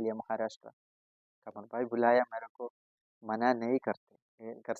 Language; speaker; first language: Hindi; non-native, local second language; Malayalam